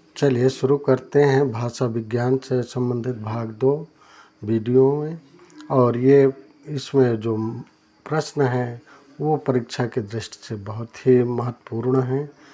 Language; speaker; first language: Hindi; native; Hindi